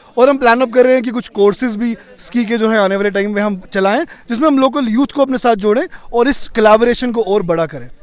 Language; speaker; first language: Hindi; non-native, local second language; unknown